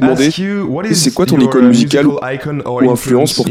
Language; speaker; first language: French; native; French